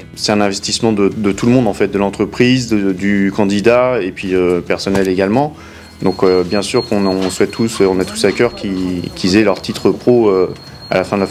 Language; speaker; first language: French; native; French